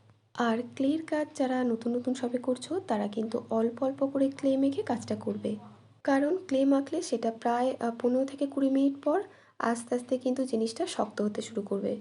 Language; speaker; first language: Bangla; native; Bangla